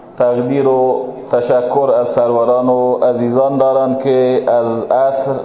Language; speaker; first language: Persian; non-native, local second language; Baluchi